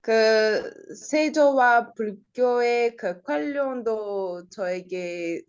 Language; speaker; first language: Korean; non-native, learner; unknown